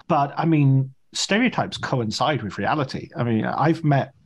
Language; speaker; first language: English; native; English